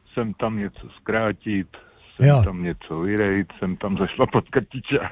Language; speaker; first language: Czech; native; Czech